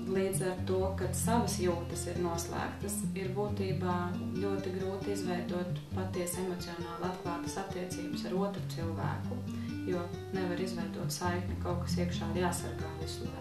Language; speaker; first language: Latvian; native; Latvian